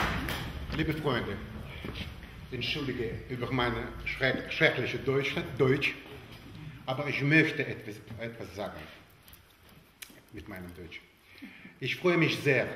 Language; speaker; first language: German; non-native, learner; Russian